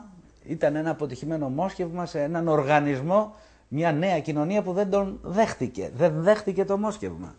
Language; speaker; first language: Greek; native; Greek